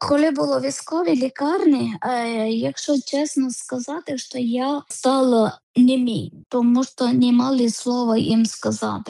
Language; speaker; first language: Ukrainian; non-native, learner; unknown